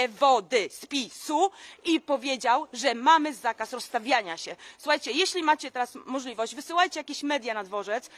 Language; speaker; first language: Polish; native; Polish